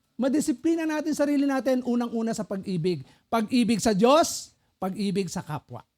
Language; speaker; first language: Filipino; non-native, local second language; Pampanga